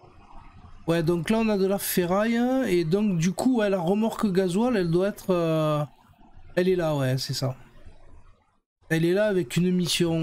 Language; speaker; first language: French; native; French